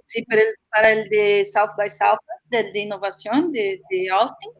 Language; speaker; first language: Spanish; non-native, fluent; Portuguese